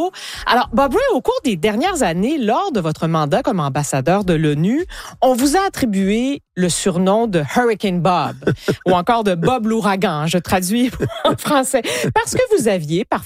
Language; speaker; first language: French; native; French